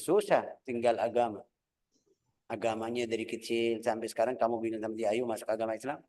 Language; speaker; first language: Indonesian; non-native, fluent; Arabic